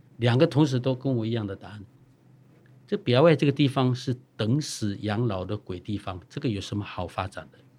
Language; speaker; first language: Chinese; non-native, local second language; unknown